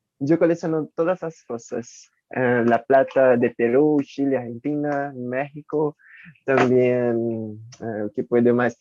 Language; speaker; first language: Spanish; non-native, learner; Portuguese